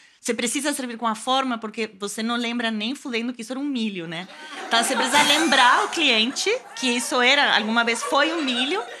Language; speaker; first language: Portuguese; non-native, fluent; Spanish